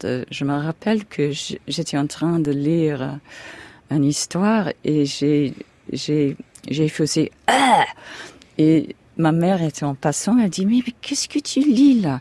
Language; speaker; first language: French; non-native, fluent; English